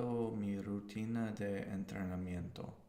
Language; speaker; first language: Spanish; non-native, learner; English